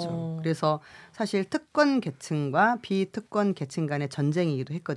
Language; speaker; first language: Korean; native; Korean